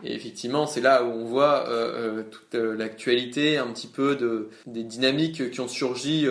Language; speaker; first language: French; native; French